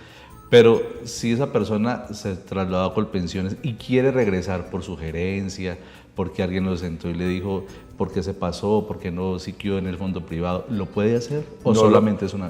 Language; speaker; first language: Spanish; native; Spanish